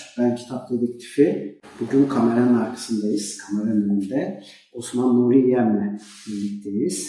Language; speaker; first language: Turkish; native; Turkish